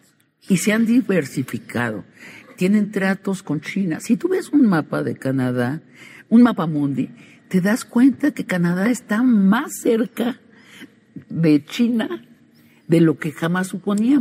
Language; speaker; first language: Spanish; native; Spanish